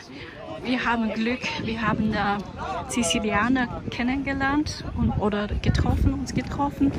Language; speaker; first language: German; non-native, learner; Chinese